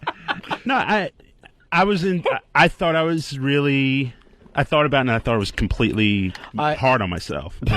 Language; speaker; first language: English; native; English